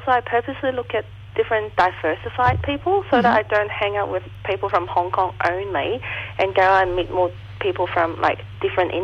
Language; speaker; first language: English; non-native, local second language; Cantonese